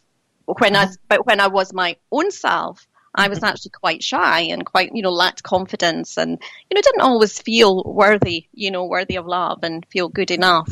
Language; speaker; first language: English; native; English